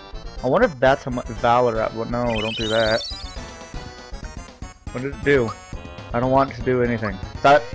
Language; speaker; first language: English; native; English